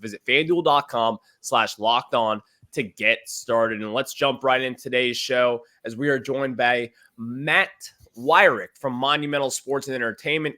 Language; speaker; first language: English; native; English